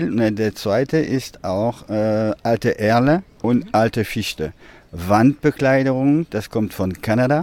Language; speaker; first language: German; non-native, fluent; French